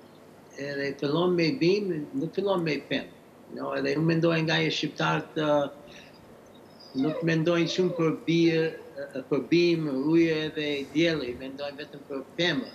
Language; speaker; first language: Albanian; early bilingual, heritage; English